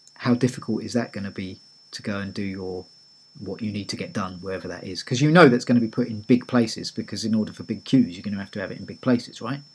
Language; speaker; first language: English; native; English